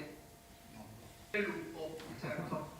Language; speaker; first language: Italian; non-native, learner; Spanish